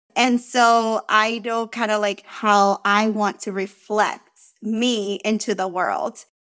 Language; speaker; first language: English; early bilingual, other home language; Spanish